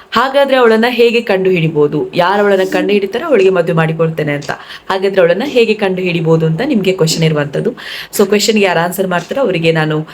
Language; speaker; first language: Kannada; native; Kannada